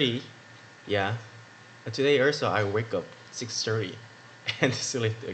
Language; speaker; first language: English; non-native, learner; Korean